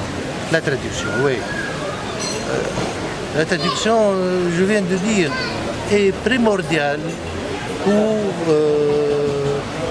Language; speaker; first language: French; non-native, local second language; Arabic